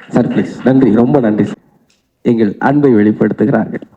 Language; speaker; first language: Tamil; native; Tamil